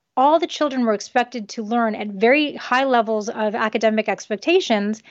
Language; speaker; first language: English; early bilingual, other home language; Japanese